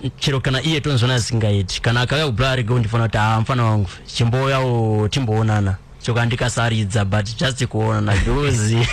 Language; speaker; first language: Shona; non-native, local second language; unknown